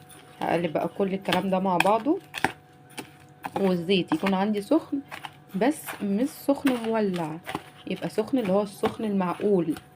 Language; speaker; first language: Arabic; native; Arabic